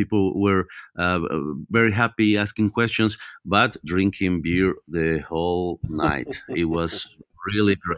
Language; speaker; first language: English; non-native, fluent; Spanish